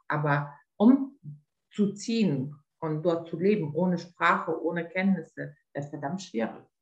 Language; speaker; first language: German; non-native, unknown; Lithuanian